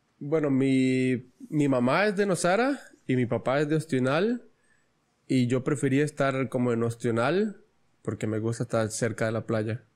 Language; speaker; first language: Spanish; native; Spanish